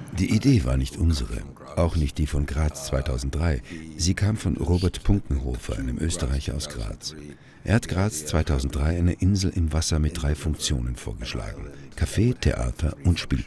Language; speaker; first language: German; native; German